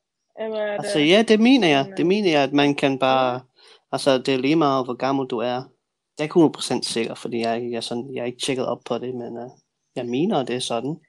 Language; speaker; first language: Danish; non-native, fluent; English